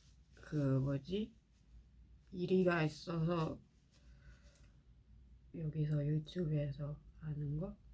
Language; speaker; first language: Korean; non-native, learner; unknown